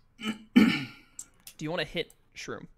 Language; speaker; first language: English; native; English